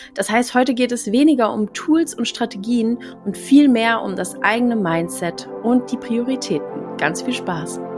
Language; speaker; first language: German; native; German